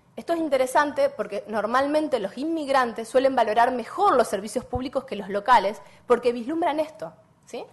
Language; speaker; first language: Spanish; native; Spanish